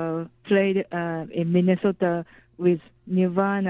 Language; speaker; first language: English; non-native, fluent; Japanese